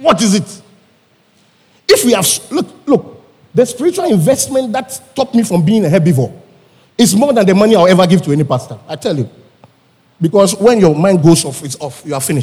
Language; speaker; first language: English; non-native, local second language; Akan